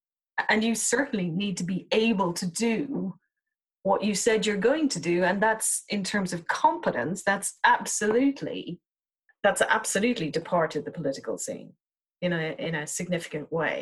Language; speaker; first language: English; native; English